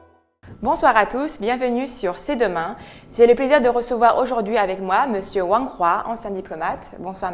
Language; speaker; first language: French; native; French